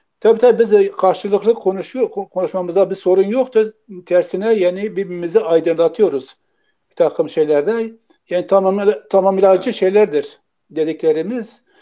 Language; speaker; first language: Turkish; non-native, local second language; Kurdish